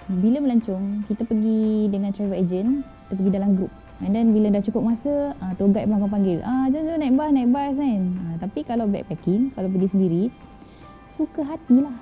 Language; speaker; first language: Malay; native; Malay